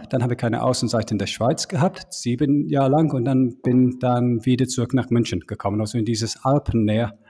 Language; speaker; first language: German; non-native, fluent; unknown